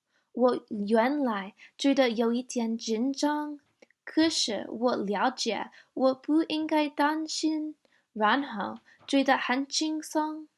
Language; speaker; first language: Chinese; non-native, learner; English